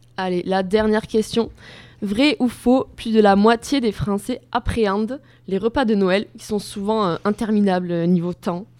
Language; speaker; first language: French; native; French